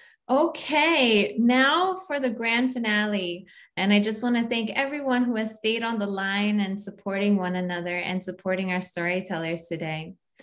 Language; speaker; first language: English; native; English